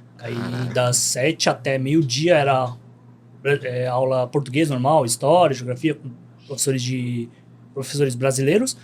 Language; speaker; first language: Portuguese; early bilingual, other home language; Korean